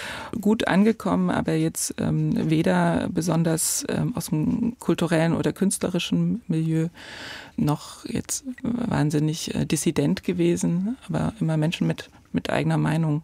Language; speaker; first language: German; native; German